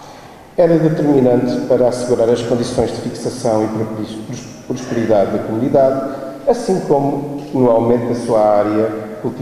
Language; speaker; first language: Portuguese; native; Portuguese